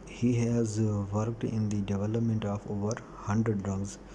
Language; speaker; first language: English; non-native, local second language; Urdu